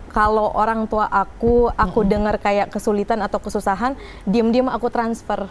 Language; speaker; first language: Indonesian; native; Indonesian